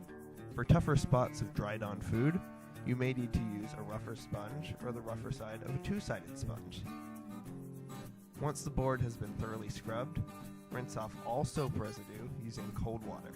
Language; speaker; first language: English; native; English